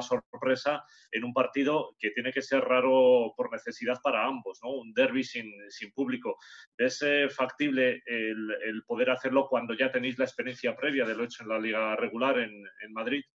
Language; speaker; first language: Spanish; native; Spanish